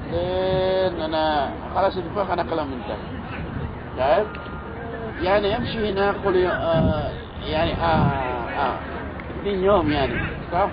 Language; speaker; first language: Arabic; non-native, learner; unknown